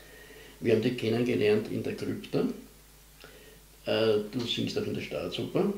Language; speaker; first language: German; native; German